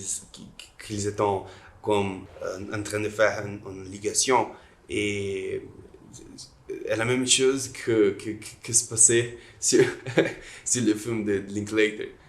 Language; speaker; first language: French; non-native, learner; Portuguese